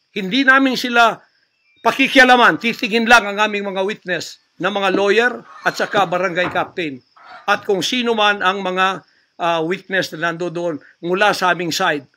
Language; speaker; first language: Filipino; non-native, local second language; Cebuano